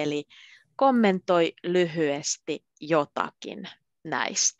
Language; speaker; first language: Finnish; native; Finnish